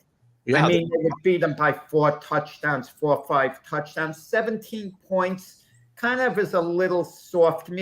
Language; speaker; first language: English; native; English